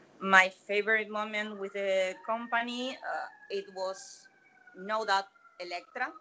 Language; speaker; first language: English; non-native, fluent; Spanish